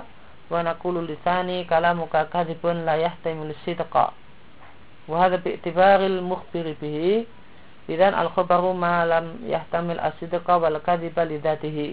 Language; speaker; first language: Arabic; non-native, fluent; Indonesian